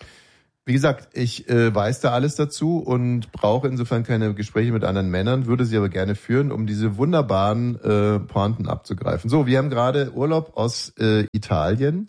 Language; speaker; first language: German; native; German